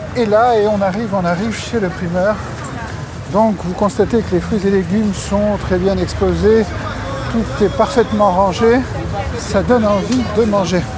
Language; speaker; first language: French; native; French